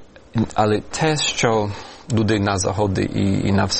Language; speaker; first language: Ukrainian; non-native, fluent; English